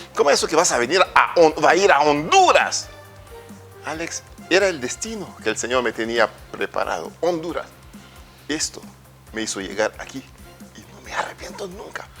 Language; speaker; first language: Spanish; non-native, fluent; French